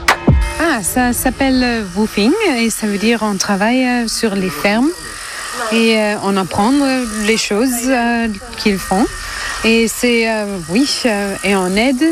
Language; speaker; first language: French; non-native, learner; German